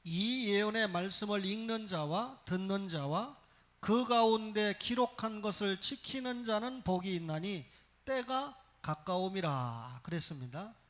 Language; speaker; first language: Korean; native; Korean